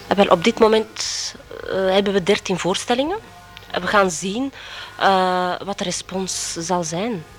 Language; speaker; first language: Dutch; early bilingual, other home language; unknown